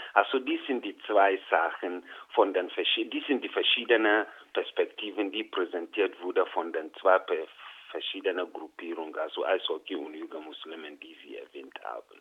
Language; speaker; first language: German; non-native, fluent; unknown